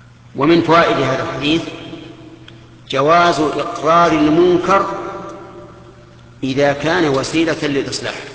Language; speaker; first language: Arabic; native; Arabic